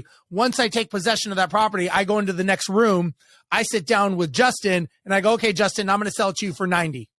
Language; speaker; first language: English; native; English